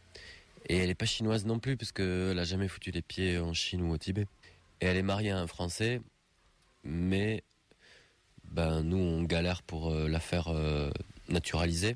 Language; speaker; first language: French; native; French